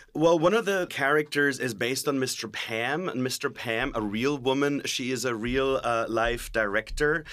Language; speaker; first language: English; non-native, fluent; German